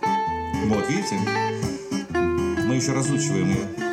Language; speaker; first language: Russian; native; Russian